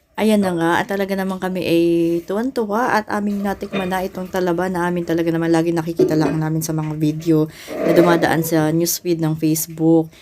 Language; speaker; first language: Filipino; native; Filipino